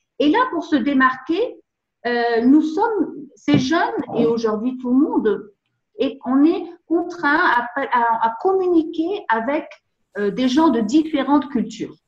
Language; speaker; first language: French; non-native, local second language; Arabic